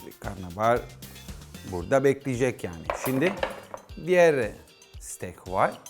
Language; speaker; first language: Turkish; non-native, fluent; Italian